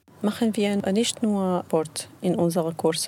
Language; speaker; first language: German; non-native, learner; Arabic